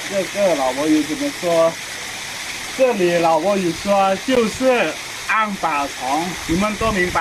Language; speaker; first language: Chinese; non-native, learner; Lao